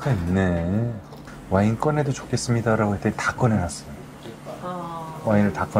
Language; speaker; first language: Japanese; non-native, fluent; Korean